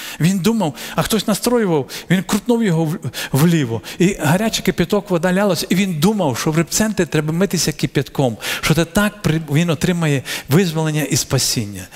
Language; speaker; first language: Ukrainian; non-native, local second language; Russian